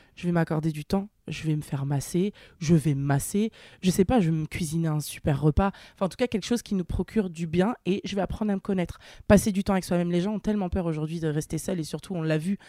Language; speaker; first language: French; native; French